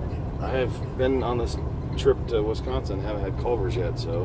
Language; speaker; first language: English; native; English